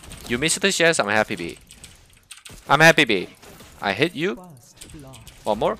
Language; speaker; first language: English; non-native, fluent; Korean